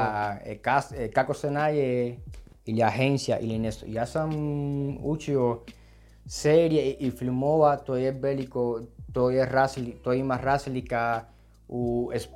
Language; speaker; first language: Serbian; non-native, learner; Spanish